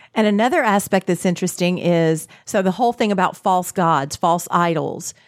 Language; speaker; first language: English; native; English